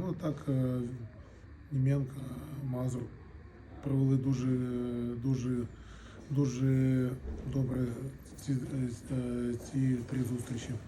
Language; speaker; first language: Ukrainian; non-native, local second language; Russian